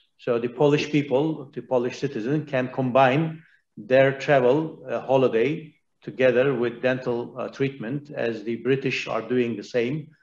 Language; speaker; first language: English; non-native, fluent; Turkish